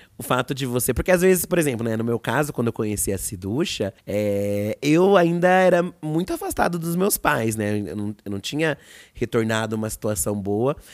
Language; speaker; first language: Portuguese; native; Portuguese